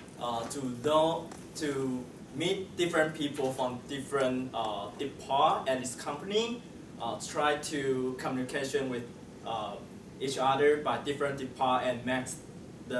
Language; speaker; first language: English; non-native, learner; Chinese